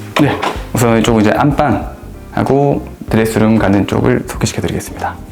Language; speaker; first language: Korean; native; Korean